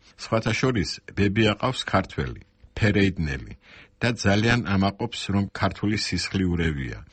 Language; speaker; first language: Georgian; non-native, local second language; Armenian